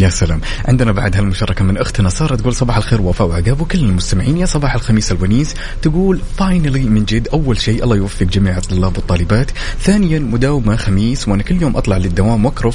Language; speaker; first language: Arabic; native; Arabic